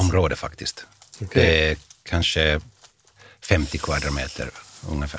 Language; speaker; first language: Swedish; non-native, fluent; Finnish